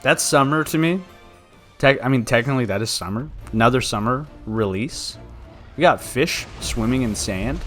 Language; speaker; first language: English; native; English